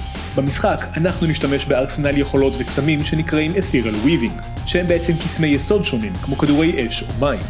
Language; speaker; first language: Hebrew; native; Hebrew